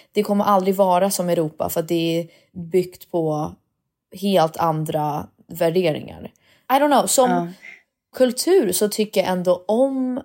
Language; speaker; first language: Swedish; early bilingual, heritage; Swedish